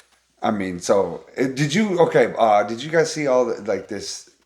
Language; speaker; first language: English; native; English